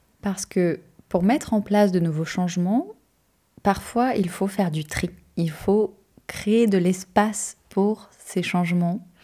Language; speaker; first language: French; native; French